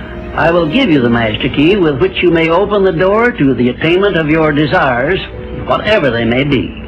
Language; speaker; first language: English; native; English